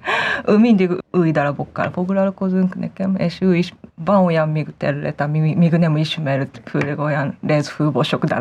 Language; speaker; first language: Hungarian; non-native, fluent; Japanese